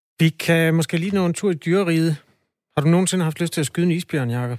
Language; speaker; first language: Danish; native; Danish